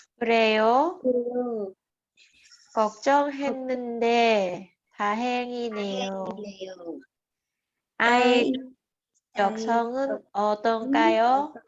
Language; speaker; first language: Korean; non-native, learner; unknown